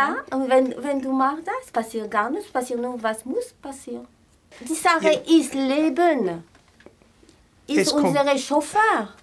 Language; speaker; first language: German; non-native, fluent; French